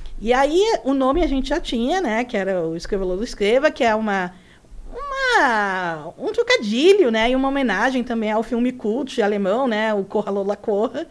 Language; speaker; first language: Portuguese; early bilingual, other home language; Spanish